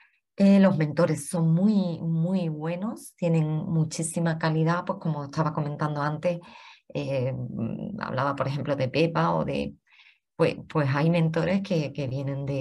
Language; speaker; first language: Spanish; native; Spanish